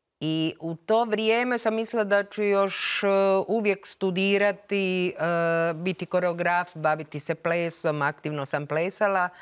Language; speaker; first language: Croatian; native; Croatian